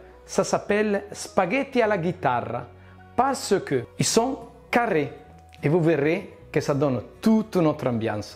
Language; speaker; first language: French; non-native, fluent; Italian